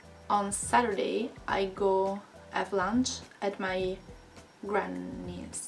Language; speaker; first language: English; non-native, fluent; Italian